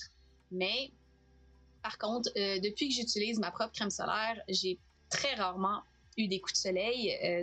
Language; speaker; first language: French; native; French